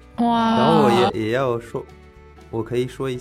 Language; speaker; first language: Chinese; non-native, learner; French